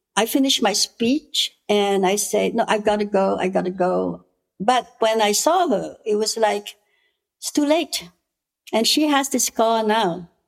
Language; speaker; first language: English; non-native, fluent; Khmer